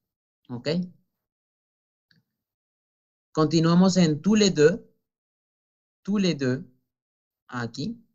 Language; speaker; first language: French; non-native, fluent; Spanish